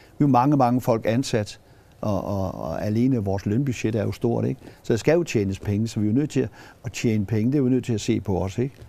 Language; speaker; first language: Danish; native; Danish